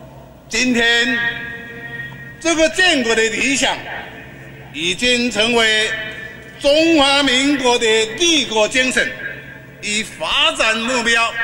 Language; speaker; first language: Chinese; non-native, local second language; Min Nan Chinese